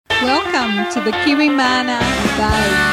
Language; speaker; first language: English; native; English